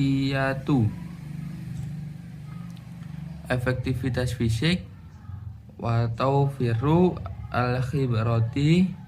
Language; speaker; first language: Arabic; non-native, learner; Indonesian